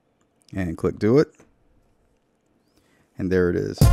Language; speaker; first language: English; native; English